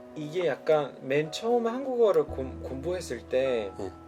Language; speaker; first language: Korean; non-native, fluent; Persian